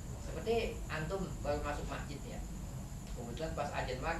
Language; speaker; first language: Indonesian; native; Indonesian